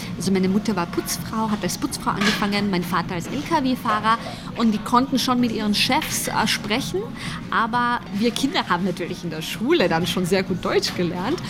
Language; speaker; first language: German; early bilingual, other home language; Bosnian